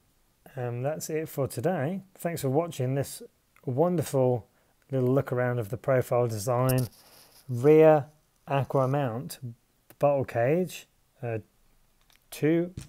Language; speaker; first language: English; native; English